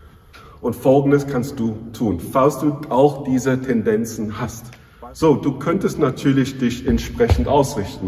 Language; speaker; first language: German; non-native, fluent; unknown